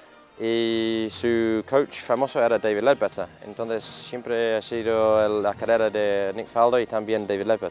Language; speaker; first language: Spanish; non-native, fluent; English